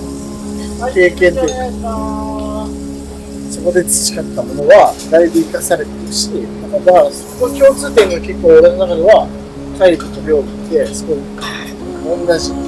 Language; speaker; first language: Japanese; native; Japanese